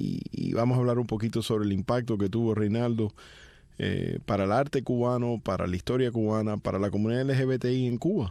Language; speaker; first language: Spanish; early bilingual, heritage; Spanish